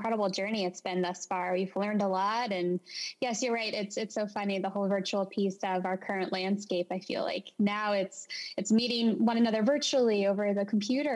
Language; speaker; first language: English; native; English